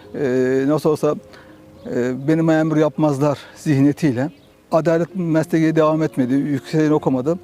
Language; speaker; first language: Turkish; native; Turkish